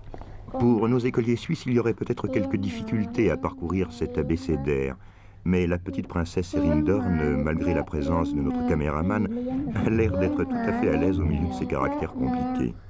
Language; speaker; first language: French; native; French